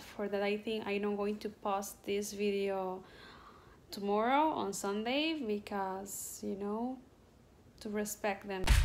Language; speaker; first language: English; non-native, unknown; Spanish